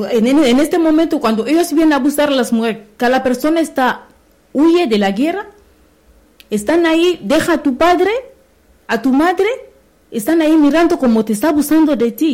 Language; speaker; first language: Spanish; non-native, learner; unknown